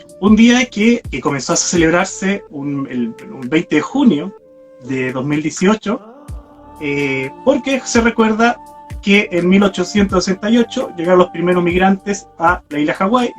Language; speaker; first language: Spanish; native; Spanish